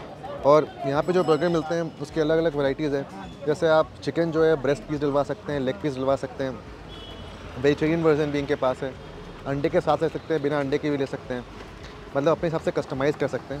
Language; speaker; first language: Hindi; native; Hindi